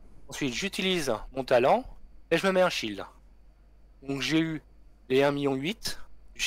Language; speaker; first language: French; native; French